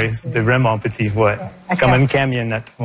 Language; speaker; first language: French; non-native, local second language; English